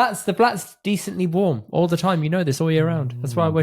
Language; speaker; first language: English; early bilingual, other home language; Punjabi